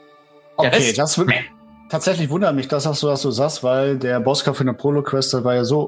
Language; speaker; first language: German; native; German